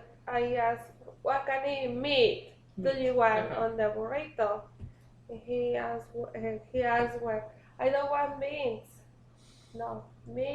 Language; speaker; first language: English; non-native, learner; Spanish